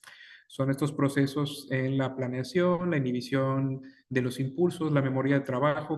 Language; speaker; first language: Spanish; native; Spanish